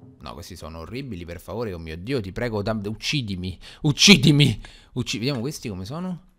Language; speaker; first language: Italian; native; Italian